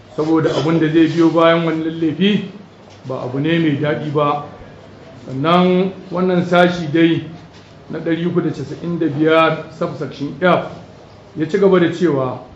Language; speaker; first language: Hausa; native; Hausa